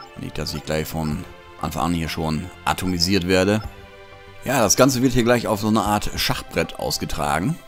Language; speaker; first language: German; native; German